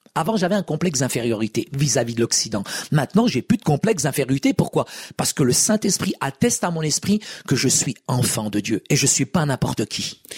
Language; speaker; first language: French; non-native, local second language; Arabic